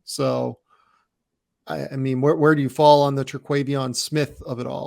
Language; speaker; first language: English; native; English